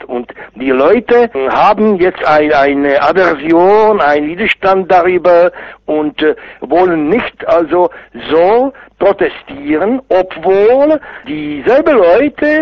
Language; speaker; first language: German; non-native, fluent; Czech